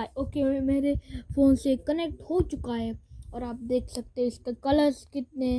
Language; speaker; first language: Hindi; native; Hindi